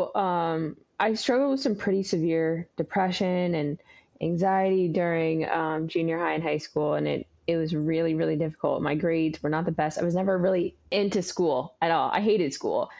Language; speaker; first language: English; native; English